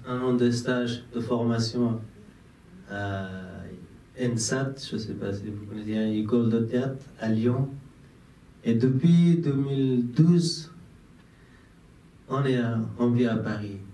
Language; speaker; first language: French; non-native, fluent; Persian